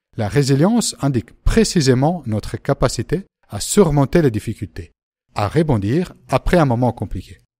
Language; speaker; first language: French; native; French